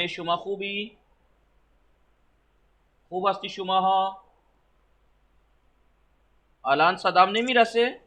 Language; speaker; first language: Persian; non-native, fluent; Urdu